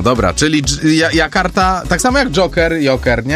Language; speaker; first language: Polish; native; Polish